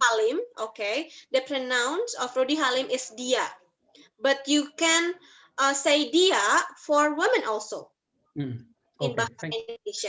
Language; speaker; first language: English; non-native, fluent; Indonesian